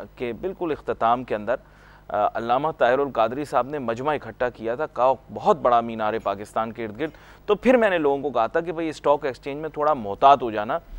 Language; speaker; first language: Urdu; native; Urdu